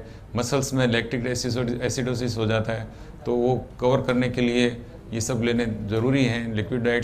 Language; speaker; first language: Hindi; native; Hindi